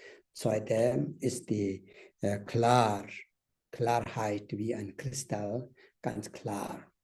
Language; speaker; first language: German; non-native, learner; Tibetan